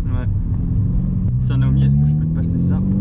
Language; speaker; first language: French; native; French